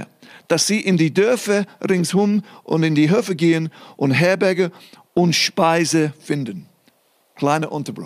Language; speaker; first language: German; non-native, fluent; English